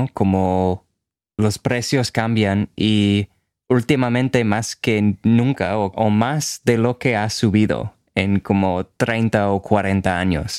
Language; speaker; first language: Spanish; non-native, fluent; English